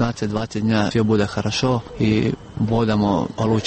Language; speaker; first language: Russian; non-native, learner; Croatian